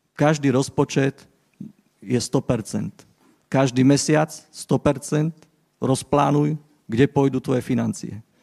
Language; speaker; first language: Slovak; native; Slovak